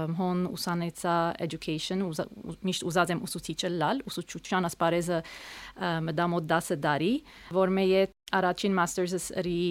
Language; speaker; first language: Armenian; early bilingual, heritage; Armenian